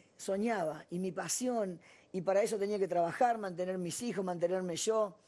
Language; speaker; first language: Spanish; native; Spanish